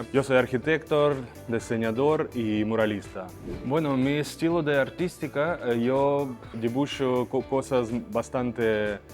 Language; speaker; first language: Spanish; non-native, learner; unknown